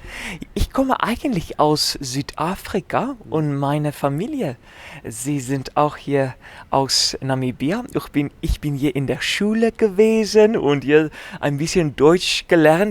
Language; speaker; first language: German; non-native, learner; Afrikaans